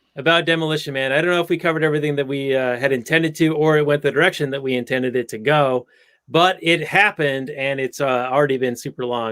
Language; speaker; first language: English; native; English